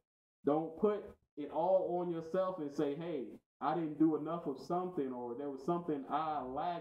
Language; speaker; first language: English; native; English